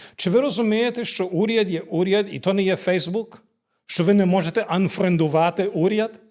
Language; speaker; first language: Ukrainian; early bilingual, heritage; Ukrainian